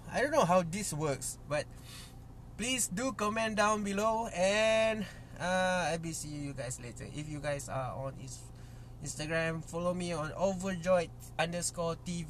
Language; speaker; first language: English; non-native, local second language; Malay